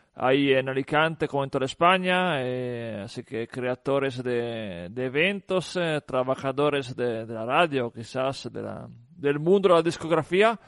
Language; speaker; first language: Spanish; non-native, fluent; Italian